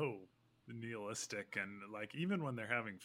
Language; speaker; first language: English; native; English